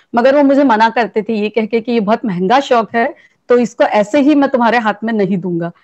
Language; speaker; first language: Hindi; native; Hindi